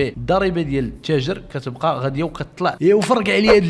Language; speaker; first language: Arabic; native; Arabic